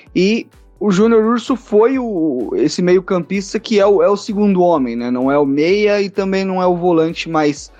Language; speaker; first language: Portuguese; native; Portuguese